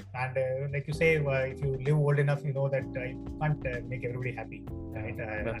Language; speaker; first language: English; non-native, local second language; Tamil